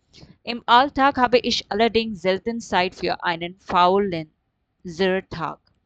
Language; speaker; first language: German; non-native, fluent; Urdu